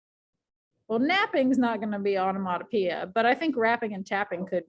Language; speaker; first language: English; native; English